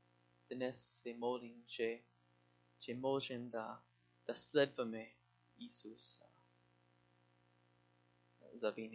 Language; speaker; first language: Bulgarian; non-native, learner; English